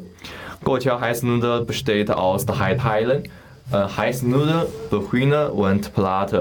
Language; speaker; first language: German; non-native, learner; Chinese